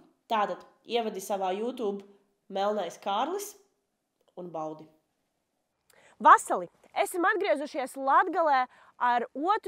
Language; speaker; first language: Latvian; native; Latvian